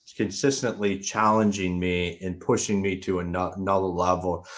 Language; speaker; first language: English; native; English